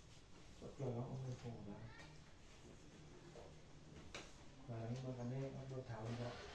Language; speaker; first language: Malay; non-native, local second language; Javanese